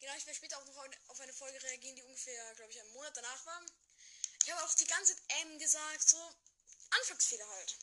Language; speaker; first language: German; native; German